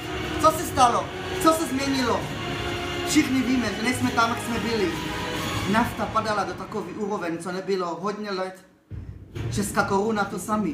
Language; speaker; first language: Czech; early bilingual, heritage; Czech